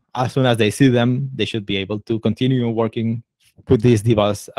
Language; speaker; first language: English; non-native, fluent; Catalan